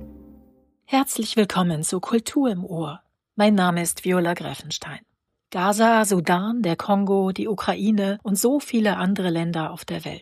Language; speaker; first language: German; native; German